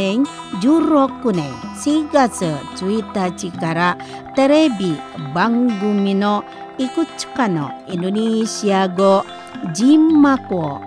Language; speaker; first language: Japanese; non-native, fluent; Indonesian